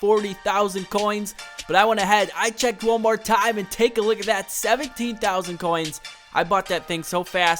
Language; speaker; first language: English; native; English